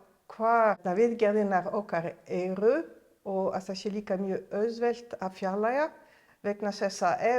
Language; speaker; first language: Icelandic; non-native, fluent; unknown